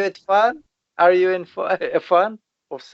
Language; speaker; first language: English; non-native, learner; Russian